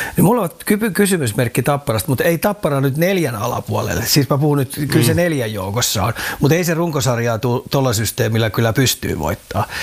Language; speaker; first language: Finnish; native; Finnish